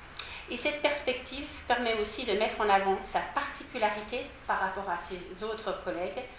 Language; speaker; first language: French; native; French